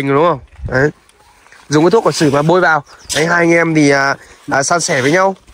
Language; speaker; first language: Vietnamese; native; Vietnamese